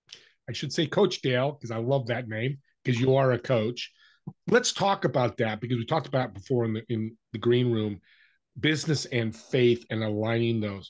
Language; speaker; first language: English; native; English